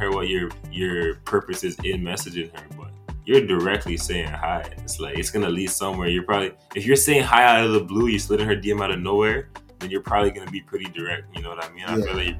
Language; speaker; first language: English; native; English